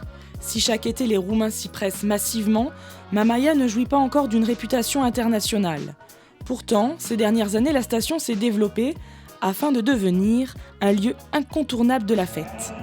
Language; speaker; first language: French; native; French